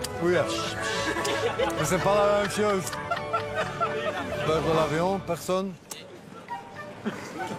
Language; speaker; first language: French; non-native, local second language; Dutch